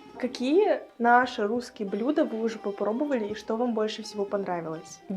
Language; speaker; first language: Russian; native; Russian